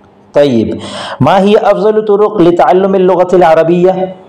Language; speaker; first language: Arabic; non-native, fluent; Urdu